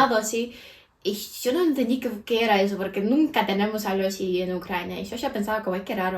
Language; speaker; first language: Spanish; non-native, fluent; Ukrainian